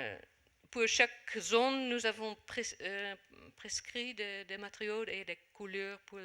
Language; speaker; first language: French; non-native, fluent; Dutch